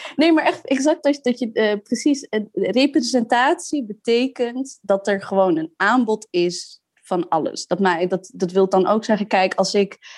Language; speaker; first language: Dutch; early bilingual, other home language; Arabic